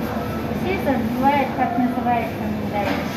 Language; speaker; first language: Russian; non-native, fluent; Tajik